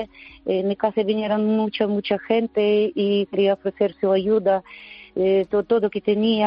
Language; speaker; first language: Spanish; non-native, learner; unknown